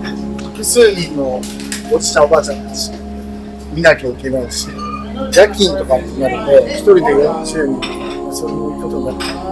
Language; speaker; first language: Japanese; native; Japanese